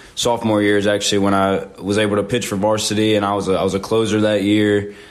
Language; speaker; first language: English; native; English